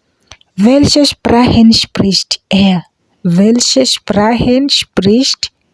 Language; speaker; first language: German; non-native, learner; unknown